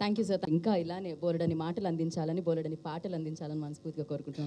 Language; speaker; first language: Telugu; native; Telugu